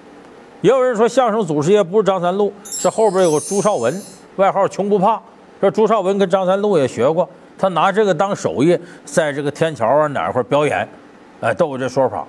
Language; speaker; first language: Chinese; native; Chinese